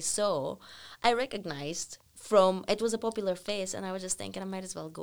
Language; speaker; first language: English; non-native, fluent; Bulgarian